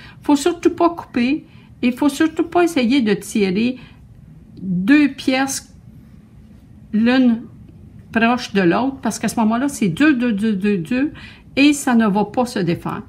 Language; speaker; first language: French; native; French